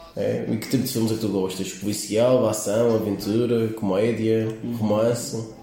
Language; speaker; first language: Portuguese; native; Portuguese